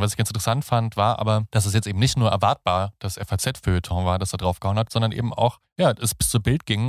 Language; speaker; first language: German; native; German